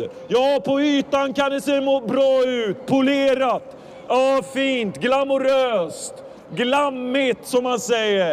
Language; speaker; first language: Swedish; non-native, fluent; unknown